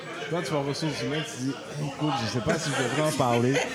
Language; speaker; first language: French; native; French